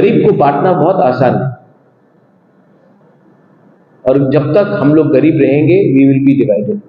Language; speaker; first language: Hindi; non-native, local second language; Kok Borok